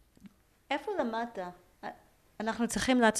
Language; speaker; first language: Hebrew; native; Hebrew